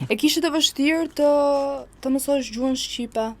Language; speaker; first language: Albanian; native; Albanian